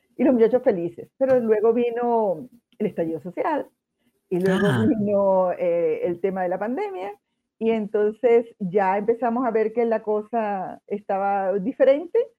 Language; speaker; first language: Spanish; native; Spanish